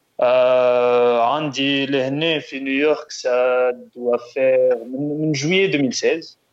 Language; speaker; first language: French; non-native, local second language; Arabic